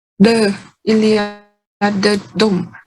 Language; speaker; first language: French; non-native, learner; Vietnamese